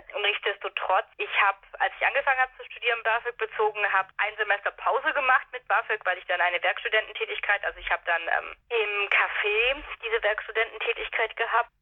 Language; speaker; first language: German; native; German